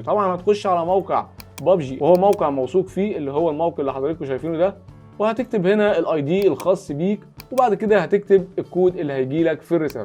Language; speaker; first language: Arabic; native; Arabic